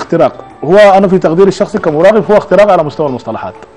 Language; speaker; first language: Arabic; native; Arabic